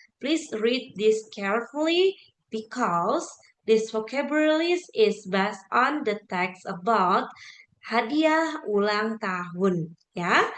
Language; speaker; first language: English; non-native, fluent; Indonesian